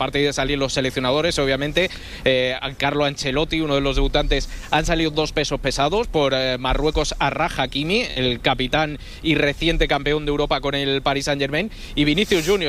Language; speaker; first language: Spanish; native; Spanish